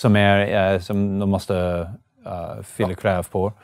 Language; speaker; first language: Swedish; non-native, learner; English